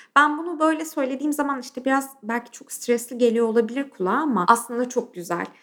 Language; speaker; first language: Turkish; native; Turkish